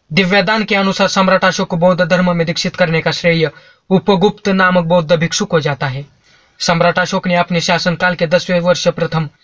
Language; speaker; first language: Hindi; non-native, local second language; Marathi